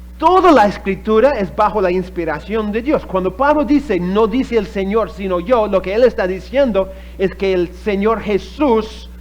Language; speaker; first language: Spanish; non-native, fluent; English